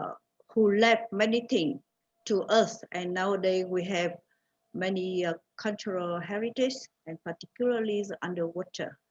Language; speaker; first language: English; non-native, fluent; Vietnamese